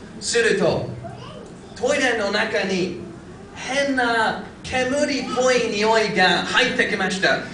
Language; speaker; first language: Japanese; non-native, fluent; English